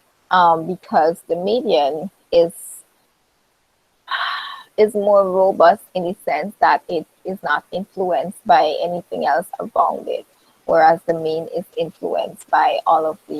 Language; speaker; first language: English; native; English